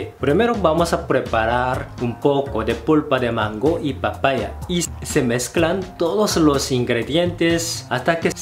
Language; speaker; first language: Spanish; non-native, fluent; Korean